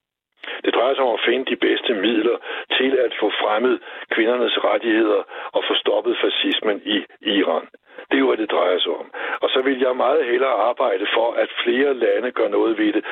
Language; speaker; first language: Danish; native; Danish